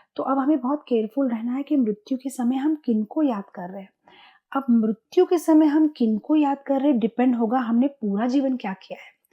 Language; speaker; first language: Hindi; non-native, local second language; Gujarati